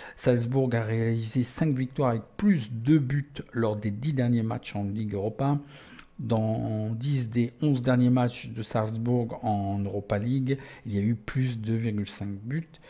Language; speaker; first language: French; native; French